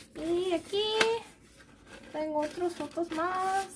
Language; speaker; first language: Spanish; non-native, fluent; Korean